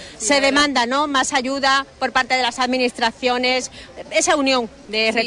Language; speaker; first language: Spanish; native; Spanish